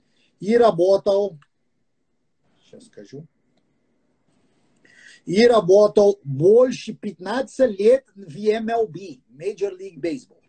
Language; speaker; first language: Russian; non-native, fluent; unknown